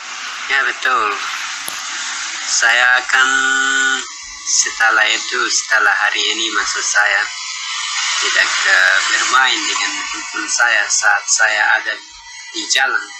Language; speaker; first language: Indonesian; non-native, learner; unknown